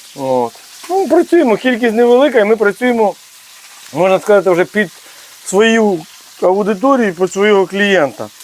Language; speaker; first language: Ukrainian; native; Ukrainian